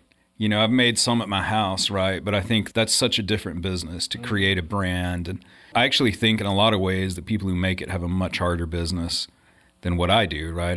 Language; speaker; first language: English; native; English